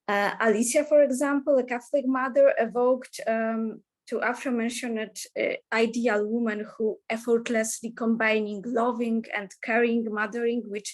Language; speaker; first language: English; non-native, fluent; Polish